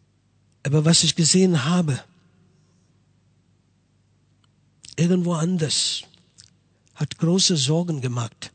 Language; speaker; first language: German; non-native, fluent; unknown